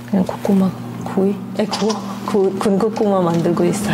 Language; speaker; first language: Korean; non-native, learner; Indonesian